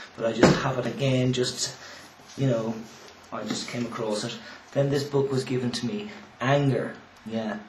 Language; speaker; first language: English; native; English